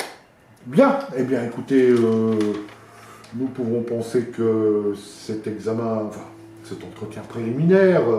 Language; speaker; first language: French; native; French